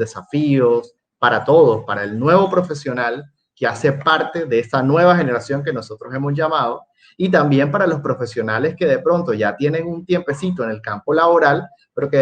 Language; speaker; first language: Spanish; native; Spanish